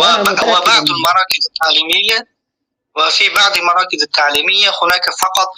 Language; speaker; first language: Arabic; non-native, fluent; Uzbek